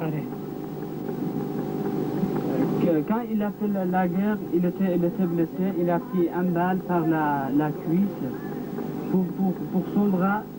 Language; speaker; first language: French; non-native, learner; Kurdish